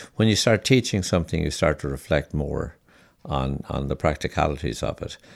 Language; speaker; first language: English; native; English